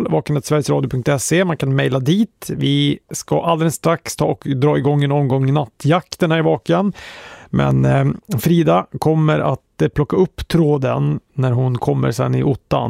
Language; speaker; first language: Swedish; native; Swedish